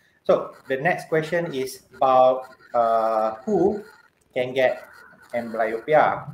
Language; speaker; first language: English; non-native, local second language; Malay